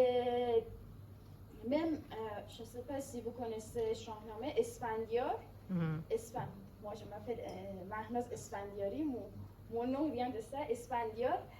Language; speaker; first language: French; non-native, fluent; Persian